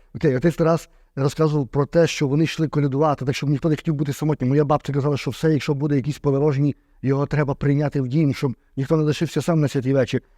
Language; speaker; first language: Ukrainian; native; Ukrainian